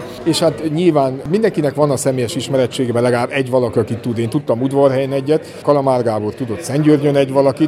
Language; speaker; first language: Hungarian; native; Hungarian